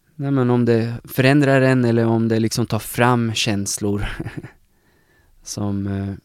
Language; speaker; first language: Swedish; native; Swedish